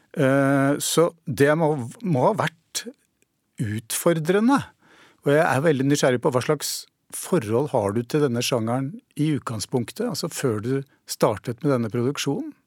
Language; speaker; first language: Norwegian; native; Norwegian